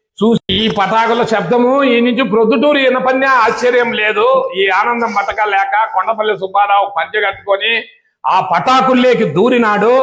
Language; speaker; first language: Telugu; native; Telugu